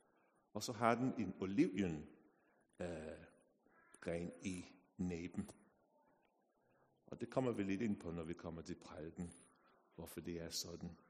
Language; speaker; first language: Danish; non-native, fluent; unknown